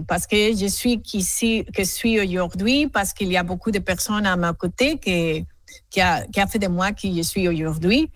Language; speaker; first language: French; non-native, fluent; Spanish